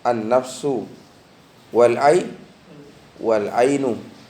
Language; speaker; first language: Arabic; non-native, fluent; Indonesian